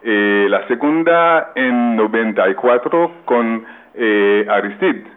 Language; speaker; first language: Spanish; non-native, local second language; Haitian Creole